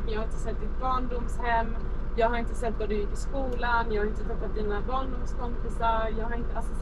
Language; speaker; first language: Swedish; native; Swedish